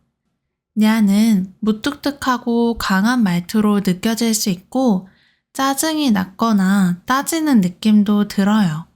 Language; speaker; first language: Korean; native; Korean